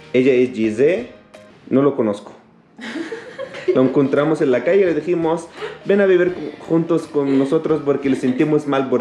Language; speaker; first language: Spanish; non-native, fluent; Arabic